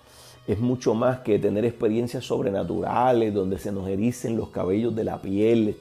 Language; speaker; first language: Spanish; native; Spanish